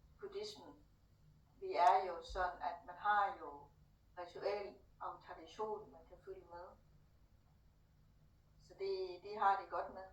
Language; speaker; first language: Danish; non-native, fluent; Thai